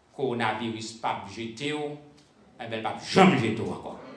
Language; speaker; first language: French; native; French